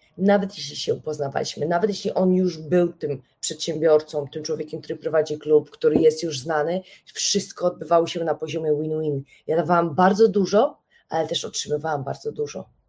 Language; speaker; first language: Polish; native; Polish